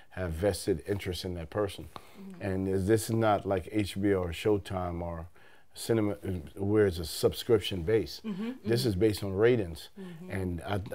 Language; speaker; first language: English; native; English